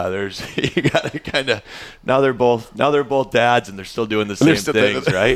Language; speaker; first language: English; native; English